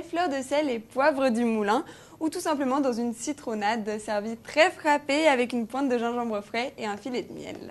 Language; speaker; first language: French; native; French